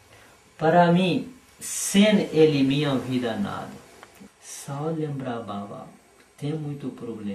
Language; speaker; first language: Portuguese; non-native, learner; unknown